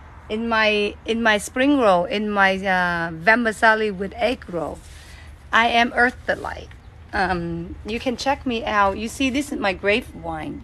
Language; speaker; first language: English; non-native, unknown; Vietnamese